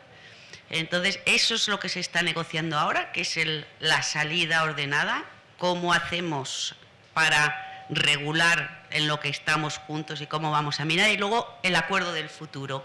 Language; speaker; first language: Spanish; native; Spanish